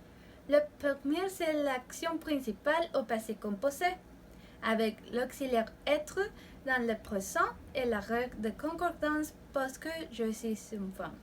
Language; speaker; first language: French; non-native, learner; Spanish